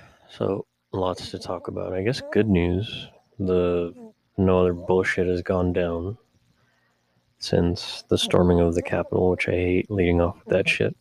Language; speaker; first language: English; native; English